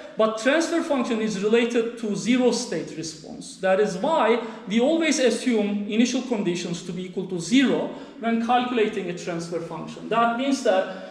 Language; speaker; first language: English; non-native, fluent; Turkish